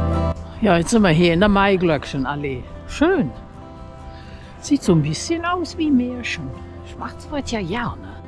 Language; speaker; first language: German; native; German